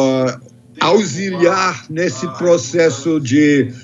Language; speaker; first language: Portuguese; non-native, fluent; English